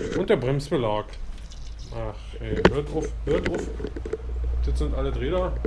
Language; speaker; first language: German; native; German